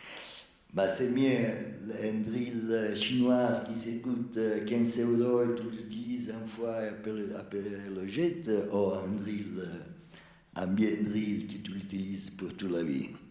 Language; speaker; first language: French; non-native, fluent; Italian